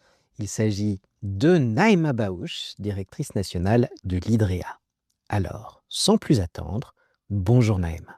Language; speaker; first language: French; native; French